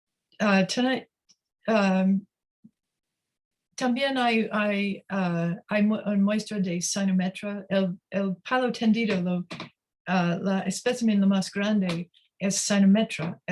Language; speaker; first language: Spanish; non-native, learner; English